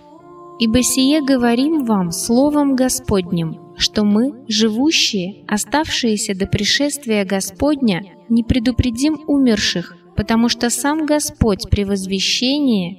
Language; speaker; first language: Russian; native; Russian